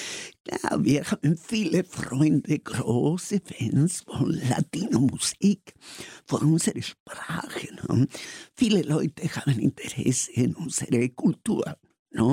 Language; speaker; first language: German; non-native, learner; Spanish